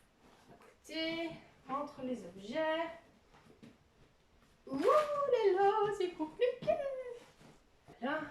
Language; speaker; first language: French; native; French